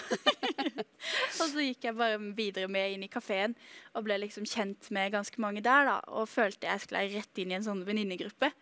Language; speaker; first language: Norwegian; native; Norwegian